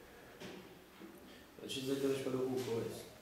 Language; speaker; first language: Hebrew; non-native, learner; English